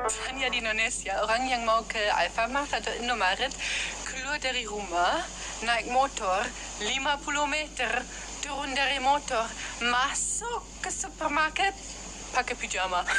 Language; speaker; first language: Indonesian; non-native, fluent; German